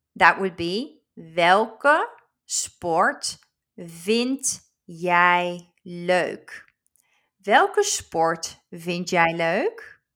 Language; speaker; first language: English; non-native, fluent; Dutch